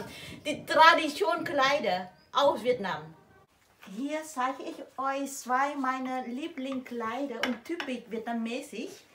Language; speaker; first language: German; non-native, learner; Vietnamese